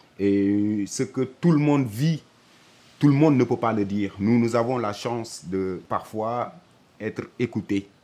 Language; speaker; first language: French; non-native, local second language; Wolof